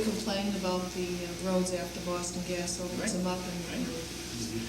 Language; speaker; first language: English; native; English